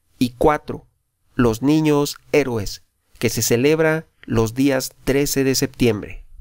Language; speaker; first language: Spanish; native; Spanish